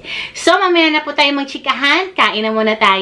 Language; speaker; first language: Filipino; native; Filipino